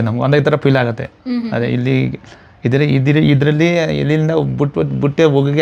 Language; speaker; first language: Kannada; non-native, learner; Nepali